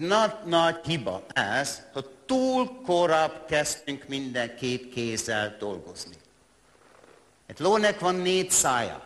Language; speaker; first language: Hungarian; non-native, learner; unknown